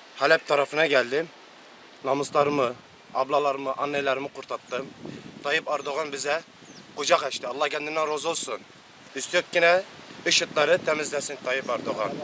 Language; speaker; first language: Turkish; native; Turkish